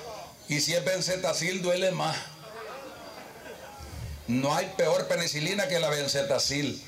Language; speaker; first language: Spanish; native; Spanish